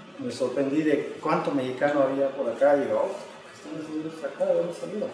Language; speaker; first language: Spanish; native; Spanish